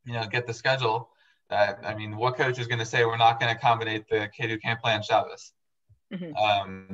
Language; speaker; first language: English; native; English